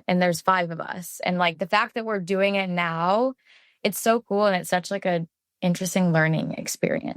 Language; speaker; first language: English; native; English